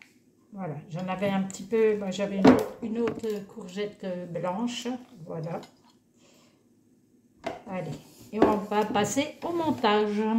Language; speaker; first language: French; native; French